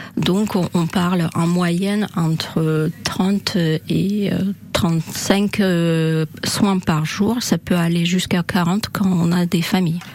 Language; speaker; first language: French; non-native, fluent; Russian